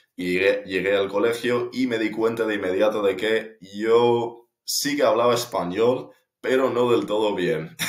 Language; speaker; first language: Spanish; non-native, fluent; English